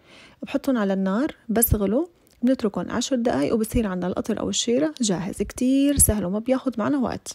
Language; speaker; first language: Arabic; native; Arabic